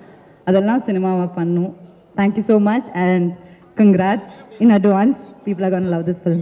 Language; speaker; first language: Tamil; non-native, fluent; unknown